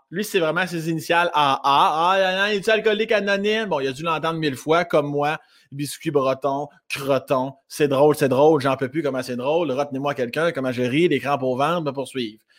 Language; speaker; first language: French; native; French